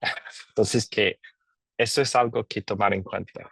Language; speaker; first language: Spanish; non-native, fluent; English